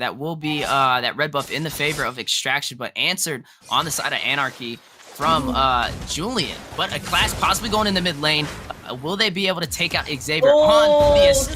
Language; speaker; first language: English; native; English